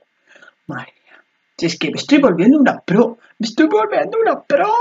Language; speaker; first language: Spanish; native; Spanish